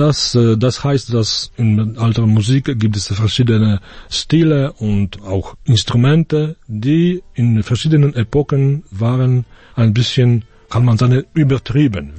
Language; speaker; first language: German; non-native, fluent; Polish